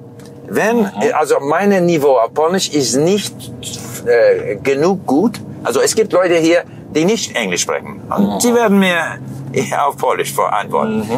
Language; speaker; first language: German; non-native, fluent; English